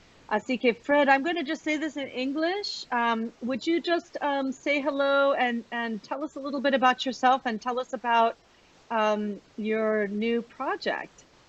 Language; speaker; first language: English; native; English